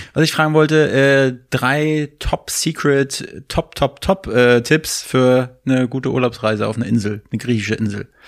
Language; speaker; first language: German; native; German